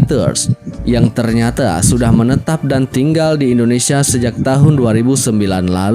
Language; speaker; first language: Indonesian; native; Indonesian